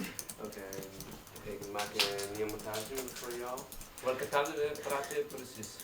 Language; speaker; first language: Dutch; non-native, learner; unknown